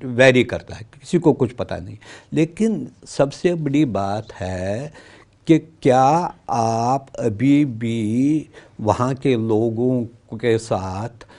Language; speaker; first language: Hindi; non-native, local second language; Kashmiri